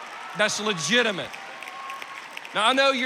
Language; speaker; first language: English; native; English